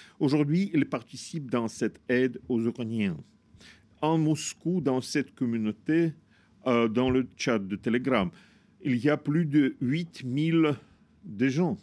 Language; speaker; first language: French; non-native, fluent; Russian